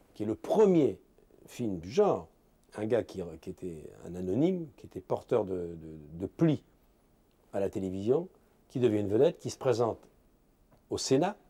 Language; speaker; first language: French; native; French